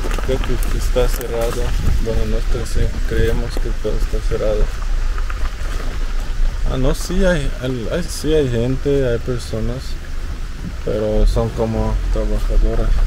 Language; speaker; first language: Spanish; non-native, fluent; Russian